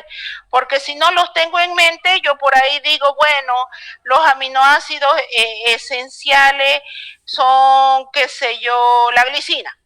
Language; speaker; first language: Spanish; native; Spanish